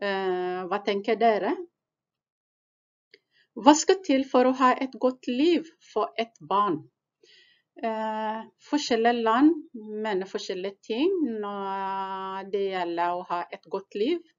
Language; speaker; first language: Norwegian; non-native, fluent; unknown